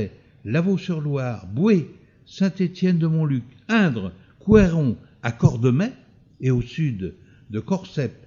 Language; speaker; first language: French; native; French